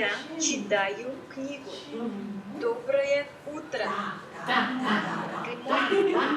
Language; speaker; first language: Russian; non-native, learner; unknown